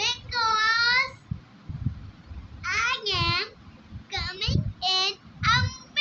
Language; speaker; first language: English; non-native, learner; Urdu